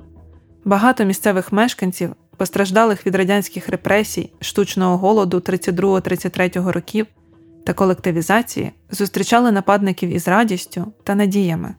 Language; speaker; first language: Ukrainian; native; Ukrainian